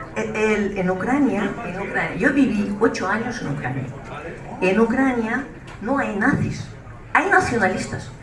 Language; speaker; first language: Spanish; non-native, fluent; Russian